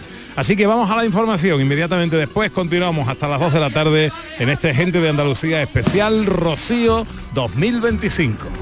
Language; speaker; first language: Spanish; native; Spanish